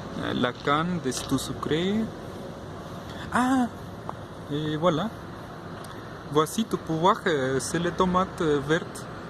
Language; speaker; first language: French; non-native, fluent; Spanish